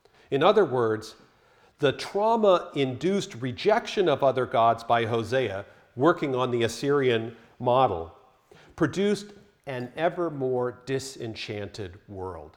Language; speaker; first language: English; native; English